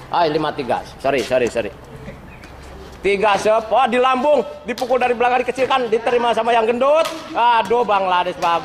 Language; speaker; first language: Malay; non-native, local second language; Javanese